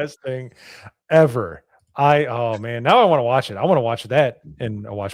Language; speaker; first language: English; native; English